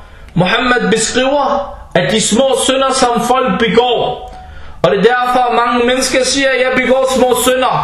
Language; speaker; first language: Danish; non-native, fluent; Arabic